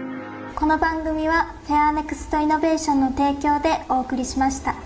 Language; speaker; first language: Japanese; native; Japanese